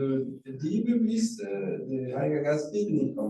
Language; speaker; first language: German; non-native, learner; Rundi